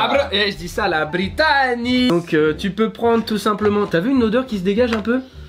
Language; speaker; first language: French; native; French